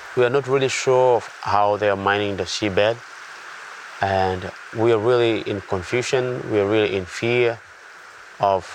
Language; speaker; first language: English; non-native, fluent; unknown